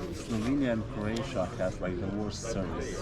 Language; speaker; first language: English; non-native, fluent; Slovenian